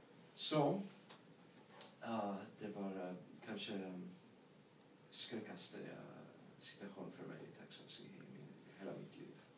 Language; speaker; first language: Swedish; non-native, learner; English